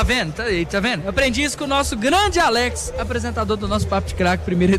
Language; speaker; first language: Portuguese; native; Portuguese